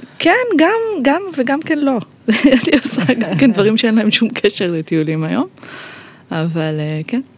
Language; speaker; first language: Hebrew; native; Hebrew